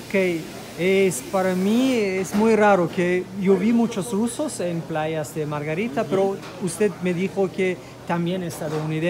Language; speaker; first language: Spanish; non-native, fluent; German